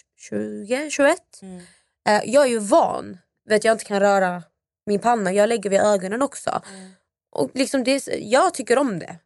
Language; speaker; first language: Swedish; native; Swedish